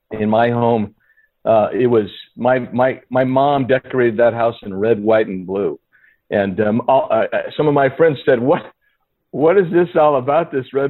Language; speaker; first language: English; native; English